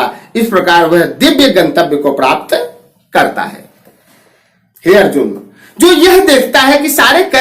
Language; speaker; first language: Hindi; native; Hindi